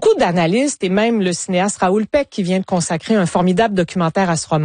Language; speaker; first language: French; native; French